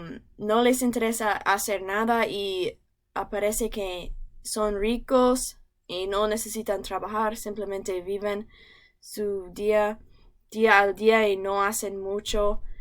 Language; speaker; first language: Spanish; non-native, learner; English